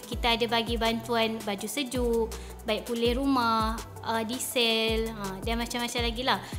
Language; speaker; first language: Malay; native; Malay